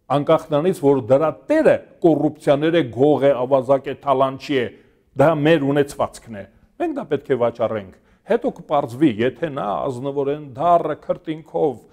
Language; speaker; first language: Armenian; native; Armenian